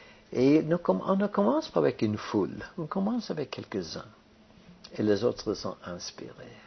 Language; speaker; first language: French; non-native, fluent; Norwegian